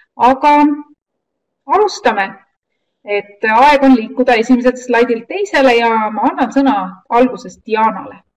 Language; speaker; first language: Estonian; native; Estonian